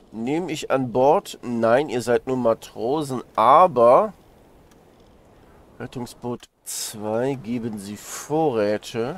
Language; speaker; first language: German; native; German